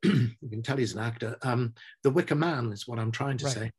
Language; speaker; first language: English; native; English